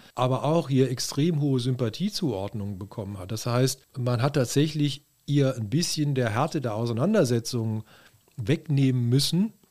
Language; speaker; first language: German; native; German